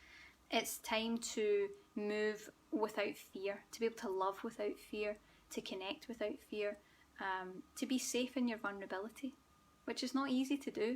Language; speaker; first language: English; native; English